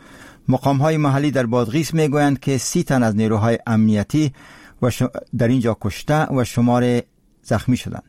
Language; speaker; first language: Persian; native; Persian